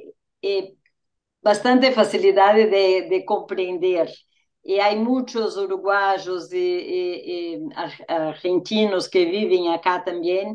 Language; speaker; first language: Spanish; non-native, fluent; Portuguese